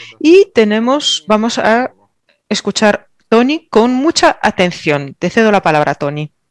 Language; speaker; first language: Spanish; non-native, fluent; Greek